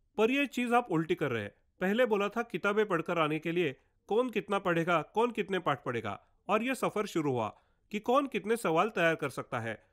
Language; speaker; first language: Hindi; non-native, local second language; Marathi